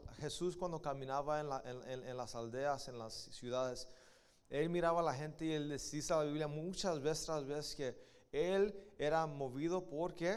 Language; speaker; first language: Spanish; early bilingual, heritage; Spanish